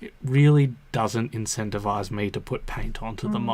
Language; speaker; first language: English; native; English